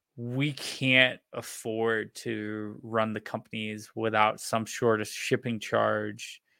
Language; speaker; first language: English; native; English